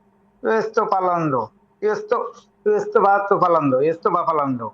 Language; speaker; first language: Italian; non-native, learner; Bangla